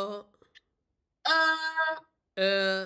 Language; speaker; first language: English; non-native, fluent; Chinese